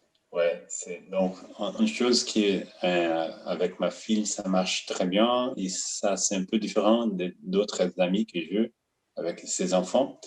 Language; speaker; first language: French; non-native, fluent; Portuguese